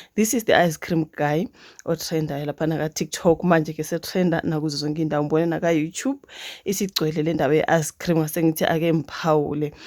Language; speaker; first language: Zulu; native; Zulu